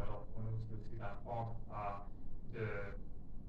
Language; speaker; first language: French; non-native, fluent; German